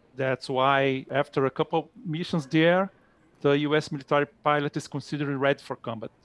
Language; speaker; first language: English; non-native, fluent; Portuguese